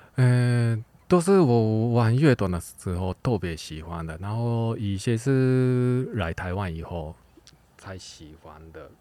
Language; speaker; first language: Chinese; non-native, fluent; Japanese